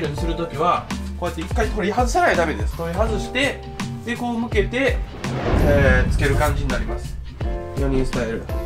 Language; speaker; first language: Japanese; native; Japanese